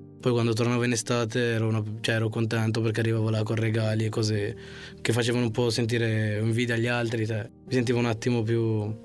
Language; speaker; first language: Italian; early bilingual, other home language; Arabic